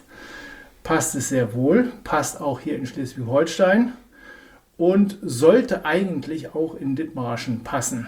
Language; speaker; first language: German; native; German